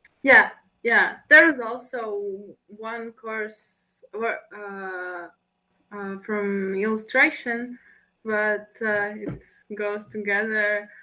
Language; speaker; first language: English; non-native, fluent; Latvian